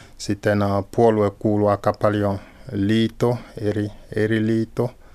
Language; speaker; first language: Finnish; non-native, learner; French